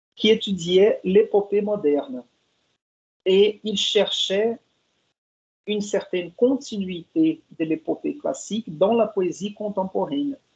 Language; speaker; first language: French; non-native, fluent; Portuguese